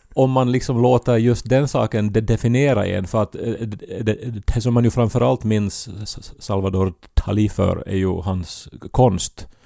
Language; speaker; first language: Swedish; native; Swedish